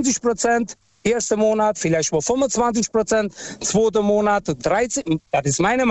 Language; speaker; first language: German; non-native, fluent; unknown